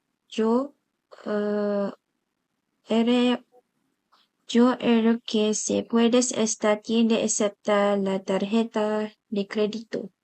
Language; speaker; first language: Spanish; non-native, learner; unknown